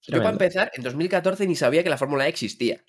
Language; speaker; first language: Spanish; native; Spanish